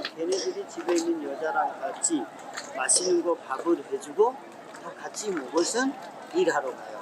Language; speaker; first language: Korean; non-native, fluent; Hindi